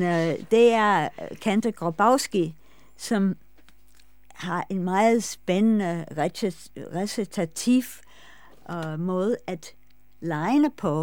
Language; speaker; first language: Danish; non-native, fluent; English